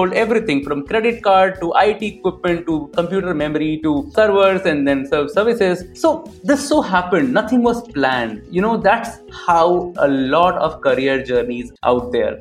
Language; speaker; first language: English; non-native, local second language; Hindi